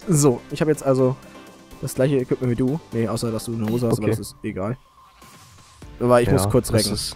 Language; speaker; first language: German; native; German